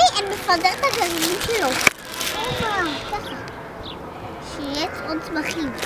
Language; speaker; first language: Hebrew; early bilingual, other home language; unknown